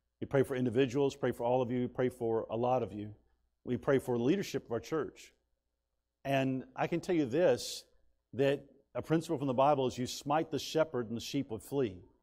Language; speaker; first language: English; native; English